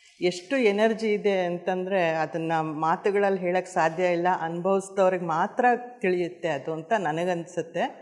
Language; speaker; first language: Kannada; native; Kannada